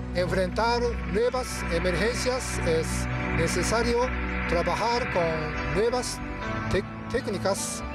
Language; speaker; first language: Spanish; non-native, learner; Japanese